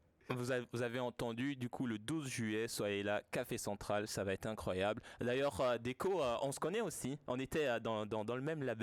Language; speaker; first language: French; native; French